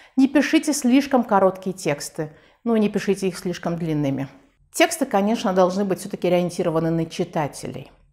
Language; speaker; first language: Russian; non-native, local second language; Tajik